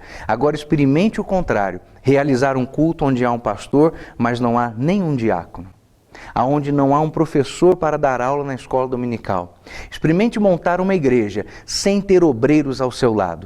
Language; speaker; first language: Portuguese; native; Portuguese